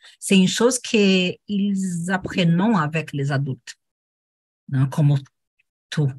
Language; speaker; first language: French; non-native, learner; Portuguese